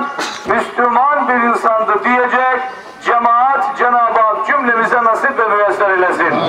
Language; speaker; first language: Turkish; native; Turkish